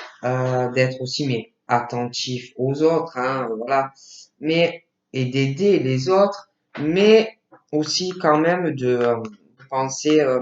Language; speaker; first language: French; native; French